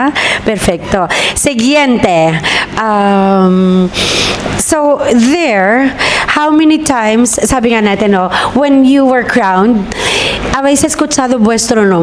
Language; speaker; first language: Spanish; non-native, fluent; Filipino